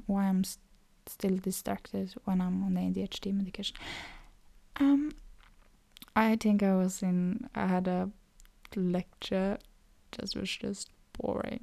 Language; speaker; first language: English; non-native, fluent; Norwegian